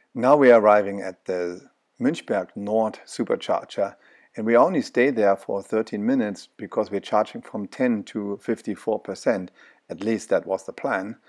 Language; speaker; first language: English; non-native, fluent; German